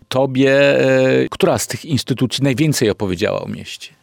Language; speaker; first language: Polish; native; Polish